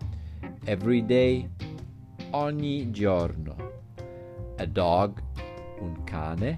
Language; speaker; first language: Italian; non-native, fluent; English